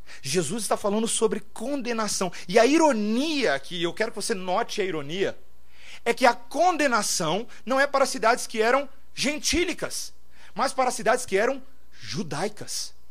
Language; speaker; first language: Portuguese; native; Portuguese